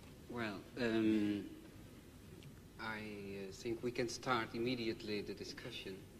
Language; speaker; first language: English; non-native, fluent; Dutch